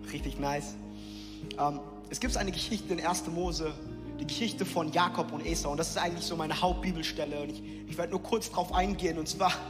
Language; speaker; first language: German; native; German